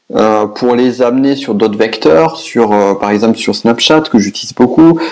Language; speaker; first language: French; native; French